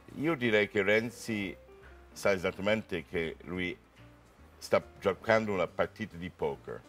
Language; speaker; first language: Italian; non-native, fluent; English